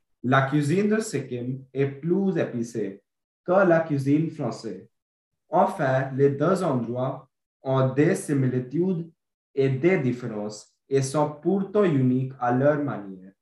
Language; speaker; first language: French; non-native, learner; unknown